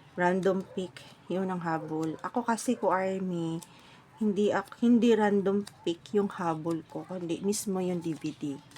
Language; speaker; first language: Filipino; native; Filipino